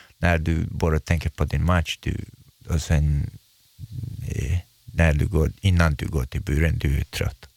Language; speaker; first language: Swedish; non-native, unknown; Chechen